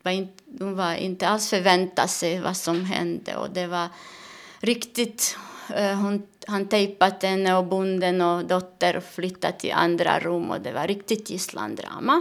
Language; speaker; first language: Swedish; non-native, fluent; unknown